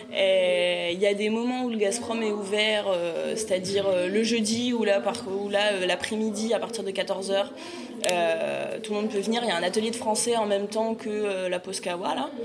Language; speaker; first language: French; native; French